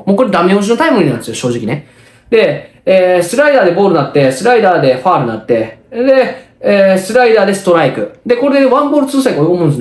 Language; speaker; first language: Japanese; native; Japanese